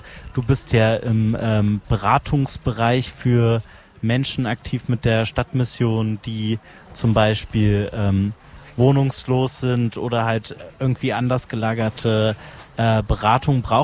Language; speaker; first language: German; native; German